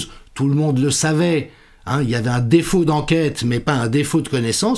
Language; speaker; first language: French; native; French